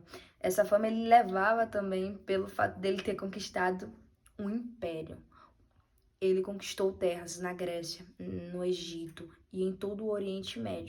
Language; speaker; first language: Portuguese; native; Portuguese